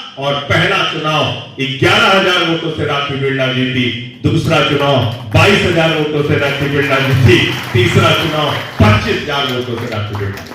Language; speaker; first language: Hindi; native; Hindi